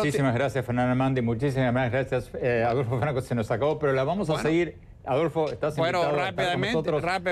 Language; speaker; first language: Spanish; native; Spanish